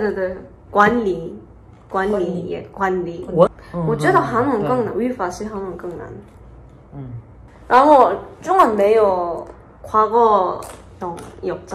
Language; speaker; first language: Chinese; non-native, fluent; Korean